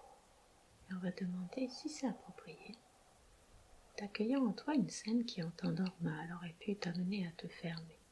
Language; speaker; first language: French; native; French